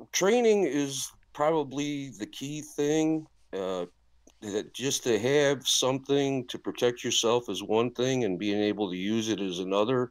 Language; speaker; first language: English; native; English